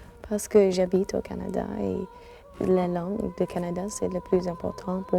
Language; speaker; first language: French; non-native, fluent; English